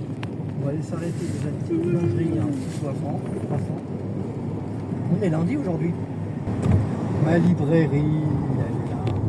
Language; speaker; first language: French; native; French